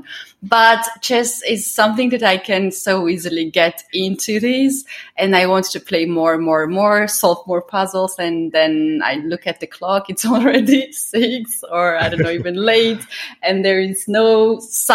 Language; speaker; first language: English; non-native, fluent; Georgian